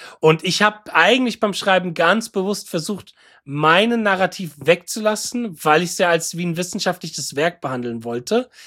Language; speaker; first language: German; native; German